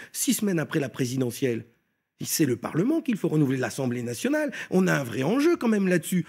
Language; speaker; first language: French; native; French